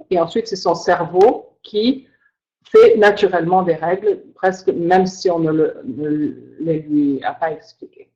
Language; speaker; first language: French; native; French